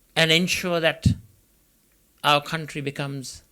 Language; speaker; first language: English; non-native, local second language; Sinhala